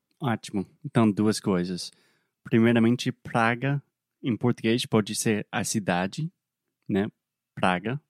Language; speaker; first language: Portuguese; non-native, fluent; English